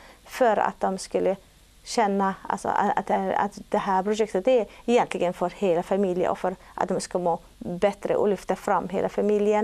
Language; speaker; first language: Swedish; non-native, fluent; Arabic